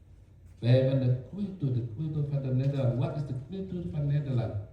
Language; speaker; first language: Dutch; non-native, learner; Indonesian